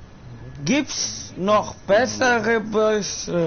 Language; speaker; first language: German; non-native, learner; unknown